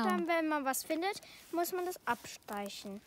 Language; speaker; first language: German; early bilingual, other home language; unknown